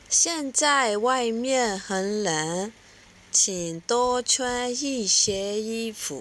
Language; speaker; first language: Chinese; non-native, fluent; Burmese